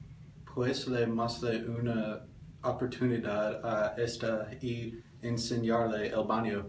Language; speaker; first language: Spanish; non-native, learner; English